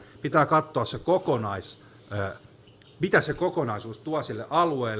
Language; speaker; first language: Finnish; native; Finnish